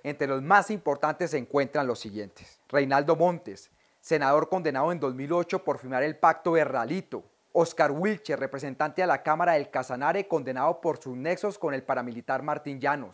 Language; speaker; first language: Spanish; native; Spanish